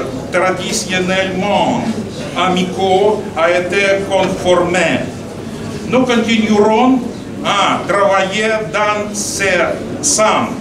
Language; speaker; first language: French; non-native, fluent; Russian